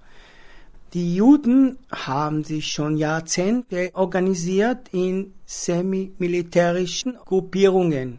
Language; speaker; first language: German; non-native, fluent; Hebrew